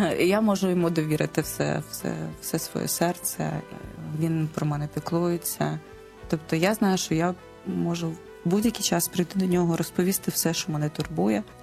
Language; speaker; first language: Ukrainian; non-native, local second language; Russian